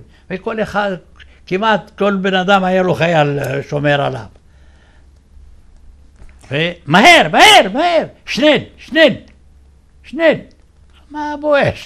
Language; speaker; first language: Hebrew; non-native, fluent; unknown